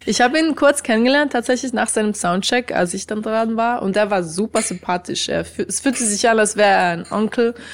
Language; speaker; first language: German; native; German